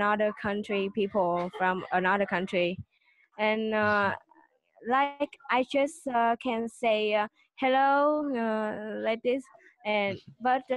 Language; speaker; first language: English; non-native, learner; Vietnamese